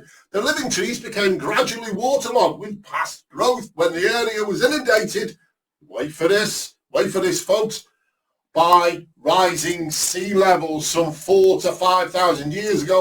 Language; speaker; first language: English; native; English